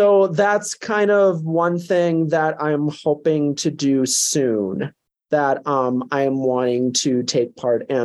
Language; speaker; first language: English; native; English